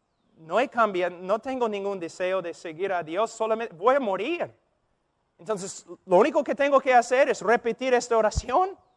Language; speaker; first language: Spanish; non-native, fluent; English